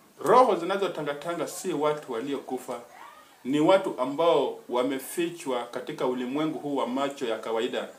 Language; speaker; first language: Swahili; native; Swahili